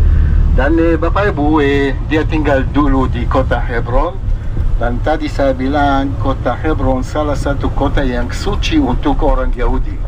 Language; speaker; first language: Indonesian; non-native, fluent; Hebrew